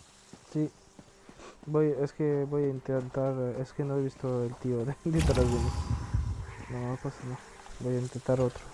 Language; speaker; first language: Spanish; non-native, learner; French